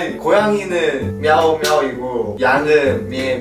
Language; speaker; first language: Korean; non-native, fluent; Chinese